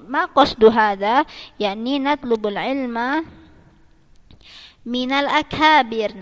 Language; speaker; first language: Arabic; non-native, fluent; Malay